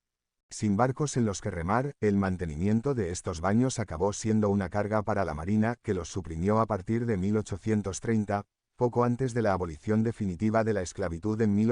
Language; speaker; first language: Spanish; native; Spanish